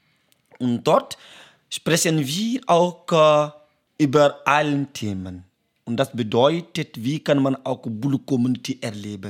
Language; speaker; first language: German; non-native, learner; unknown